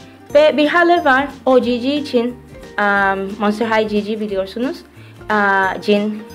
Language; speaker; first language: Turkish; early bilingual, heritage; Turkish